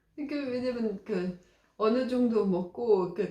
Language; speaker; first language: Korean; non-native, learner; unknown